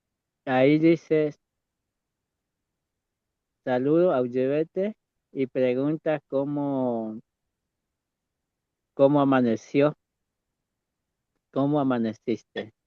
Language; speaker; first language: Spanish; non-native, local second language; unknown